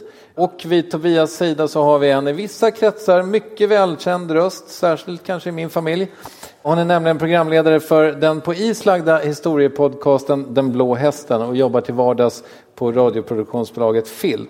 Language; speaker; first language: Swedish; native; Swedish